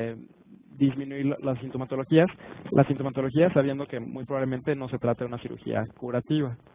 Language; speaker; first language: Spanish; native; Spanish